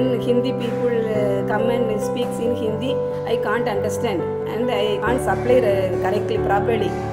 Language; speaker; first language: English; non-native, local second language; Tamil